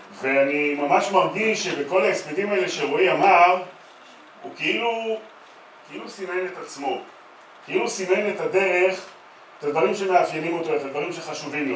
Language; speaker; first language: Hebrew; native; Hebrew